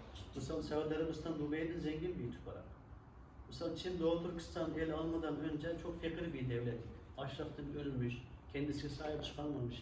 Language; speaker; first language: Turkish; non-native, learner; Uyghur